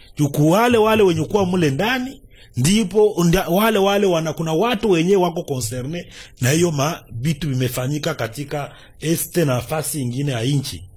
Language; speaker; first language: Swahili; native; Swahili